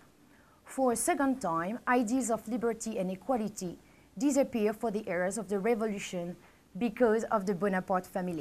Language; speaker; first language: English; non-native, fluent; French